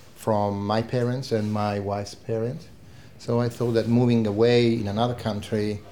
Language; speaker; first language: English; non-native, fluent; Italian